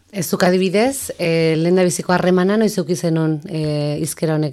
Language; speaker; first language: Basque; native; Basque